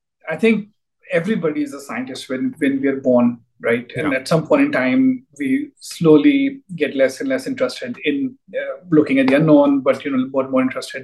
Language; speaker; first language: English; non-native, local second language; Hindi